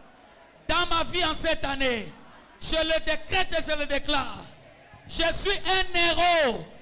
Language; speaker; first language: French; non-native, local second language; Swahili